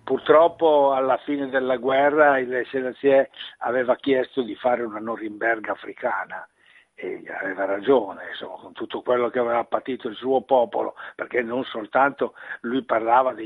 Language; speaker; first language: Italian; native; Italian